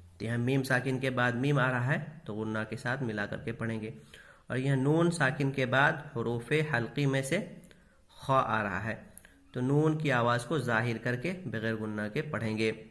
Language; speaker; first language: Urdu; native; Urdu